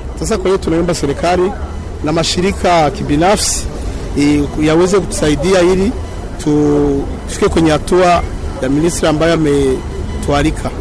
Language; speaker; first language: Swahili; non-native, local second language; Rundi